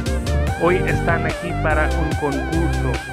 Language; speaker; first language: Spanish; non-native, fluent; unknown